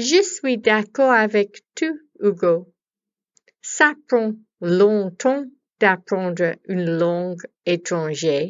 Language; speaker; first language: French; non-native, learner; English